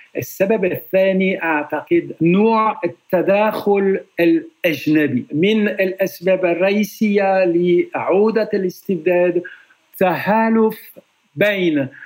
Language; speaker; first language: Arabic; non-native, fluent; French